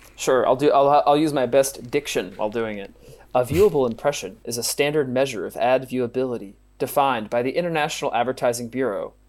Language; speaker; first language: English; native; English